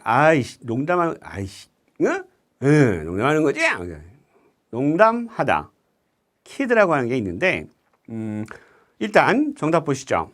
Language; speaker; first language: Korean; native; Korean